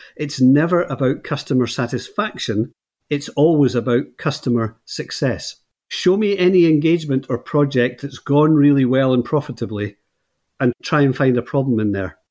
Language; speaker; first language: English; native; English